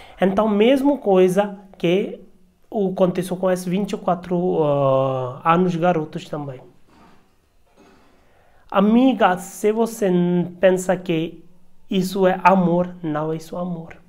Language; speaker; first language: Portuguese; non-native, learner; Hindi